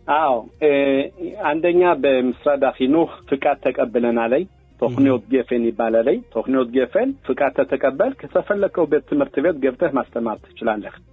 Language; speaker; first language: Amharic; native; Amharic